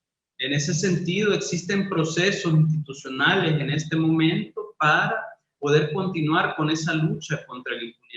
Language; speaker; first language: Spanish; native; Spanish